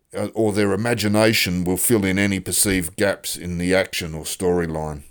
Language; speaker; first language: English; native; English